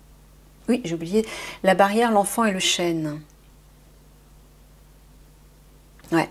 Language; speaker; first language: French; native; French